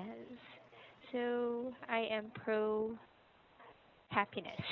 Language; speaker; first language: English; non-native, local second language; Filipino